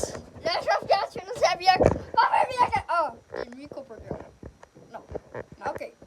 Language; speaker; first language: Danish; native; Danish